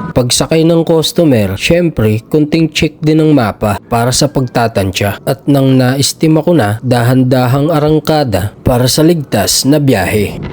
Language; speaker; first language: Filipino; native; Filipino